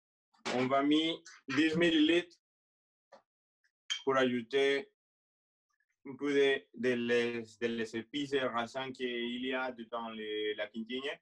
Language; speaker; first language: French; non-native, fluent; Spanish